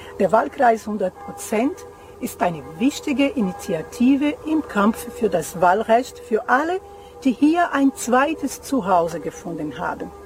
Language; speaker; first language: German; non-native, fluent; Portuguese